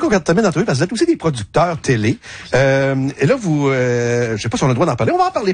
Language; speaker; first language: French; native; French